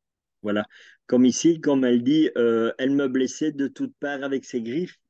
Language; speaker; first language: French; native; French